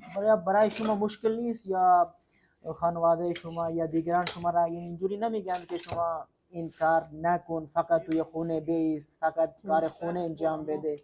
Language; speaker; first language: Persian; non-native, learner; Urdu